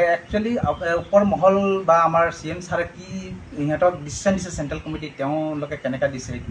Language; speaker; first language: Assamese; non-native, local second language; Karbi